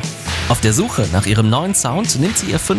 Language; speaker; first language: German; native; German